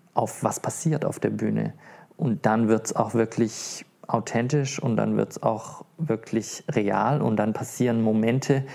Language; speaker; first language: German; native; German